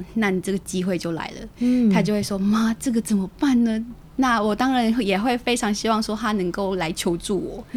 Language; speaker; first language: Chinese; native; Chinese